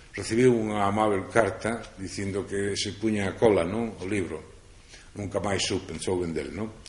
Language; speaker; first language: Galician; non-native, local second language; Spanish